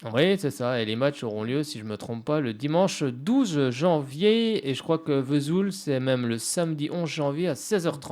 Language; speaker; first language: French; native; French